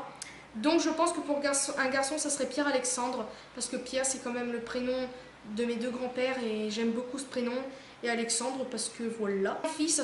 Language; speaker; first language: French; native; French